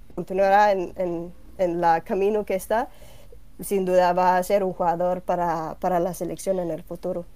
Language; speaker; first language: Spanish; non-native, learner; Swedish